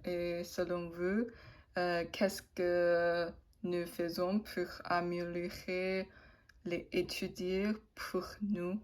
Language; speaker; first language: French; non-native, learner; Chinese